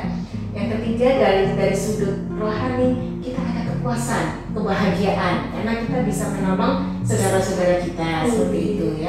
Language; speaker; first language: Indonesian; native; Indonesian